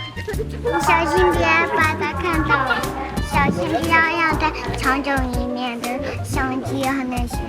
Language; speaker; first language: Chinese; early bilingual, heritage; Chinese